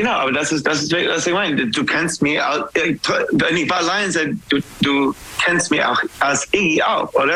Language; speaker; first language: German; non-native, learner; English